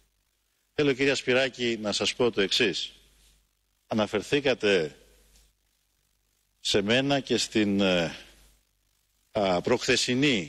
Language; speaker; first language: Greek; native; Greek